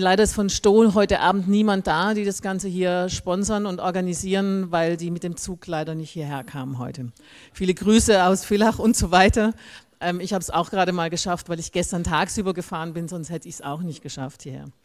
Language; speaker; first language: German; native; German